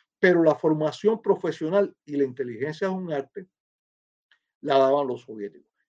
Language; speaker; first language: Spanish; native; Spanish